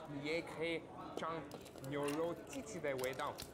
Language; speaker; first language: Chinese; non-native, fluent; German